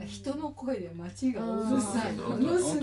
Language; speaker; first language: Japanese; native; Japanese